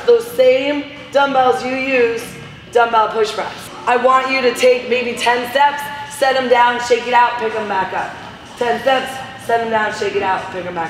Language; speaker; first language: English; native; English